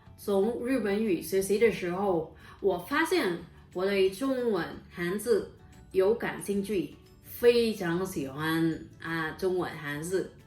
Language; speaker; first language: Chinese; non-native, learner; Vietnamese